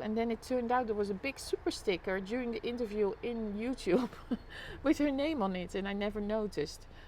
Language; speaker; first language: English; non-native, fluent; Dutch